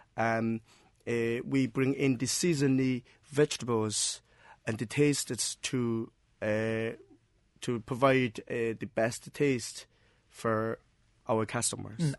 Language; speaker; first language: English; non-native, learner; Chinese